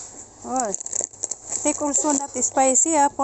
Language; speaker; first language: English; non-native, local second language; Filipino